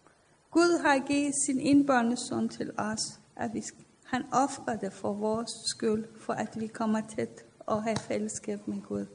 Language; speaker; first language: Danish; non-native, fluent; Persian